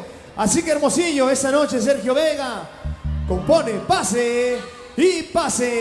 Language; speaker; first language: Spanish; native; Spanish